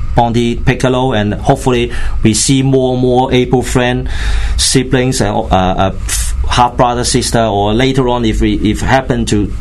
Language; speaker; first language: English; non-native, local second language; Cantonese